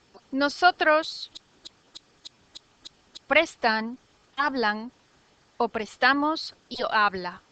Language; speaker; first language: Spanish; non-native, fluent; English